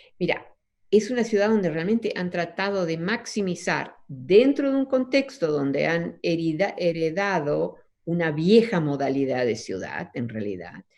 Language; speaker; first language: Spanish; early bilingual, other home language; Dutch